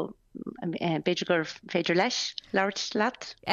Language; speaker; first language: Irish; non-native, local second language; English